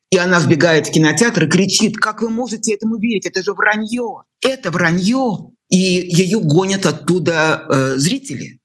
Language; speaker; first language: Russian; native; Russian